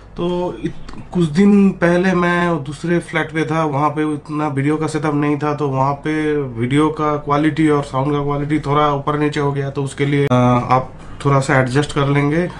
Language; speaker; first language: Hindi; non-native, local second language; Bangla